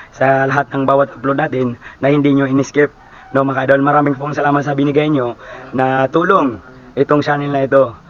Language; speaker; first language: Filipino; native; Filipino